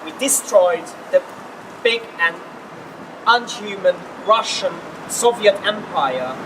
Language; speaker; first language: English; non-native, fluent; Hungarian